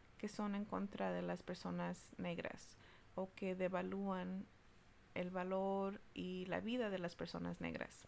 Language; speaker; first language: Spanish; early bilingual, heritage; Spanish